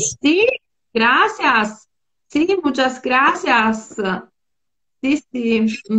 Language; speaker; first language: Spanish; non-native, fluent; Italian